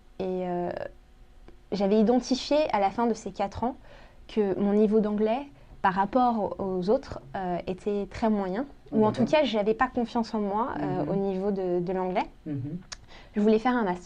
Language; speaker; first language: French; early bilingual, other home language; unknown